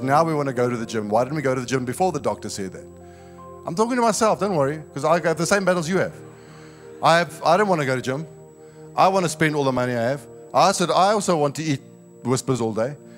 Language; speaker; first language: English; native; English